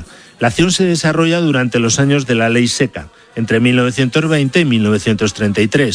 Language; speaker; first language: Spanish; native; Spanish